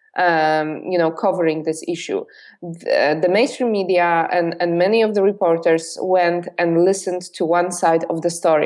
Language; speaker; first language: English; non-native, fluent; Polish